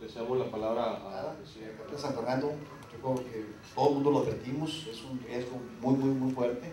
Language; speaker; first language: Spanish; native; Spanish